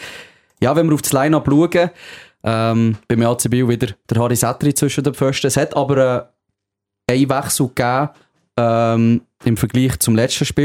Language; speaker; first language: German; native; German